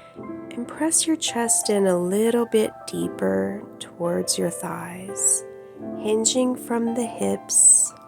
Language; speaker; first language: English; native; English